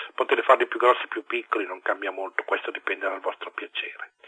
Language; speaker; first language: Italian; native; Italian